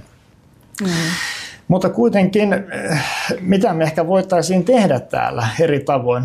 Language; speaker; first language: Finnish; native; Finnish